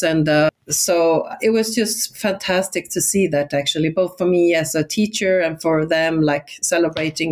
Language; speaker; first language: English; non-native, fluent; Swedish